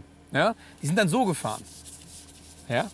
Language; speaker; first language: German; native; German